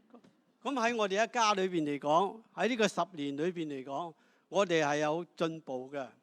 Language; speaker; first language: Cantonese; native; Cantonese